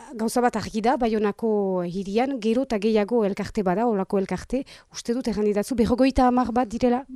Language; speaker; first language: Basque; native; Basque